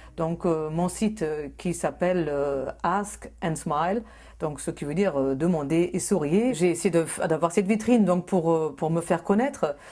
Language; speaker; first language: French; non-native, fluent; German